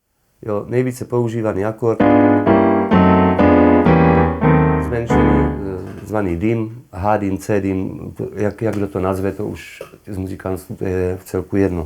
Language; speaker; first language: Czech; native; Czech